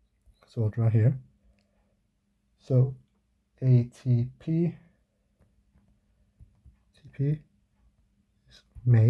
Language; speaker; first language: English; native; English